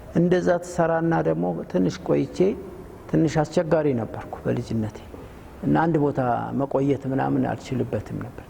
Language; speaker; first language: Amharic; non-native, local second language; Sebat Bet Gurage